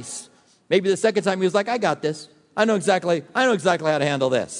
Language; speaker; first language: English; native; English